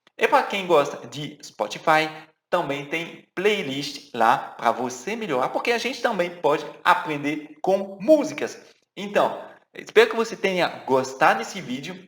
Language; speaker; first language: Portuguese; non-native, fluent; French